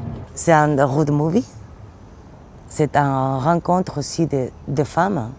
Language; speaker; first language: French; non-native, learner; Spanish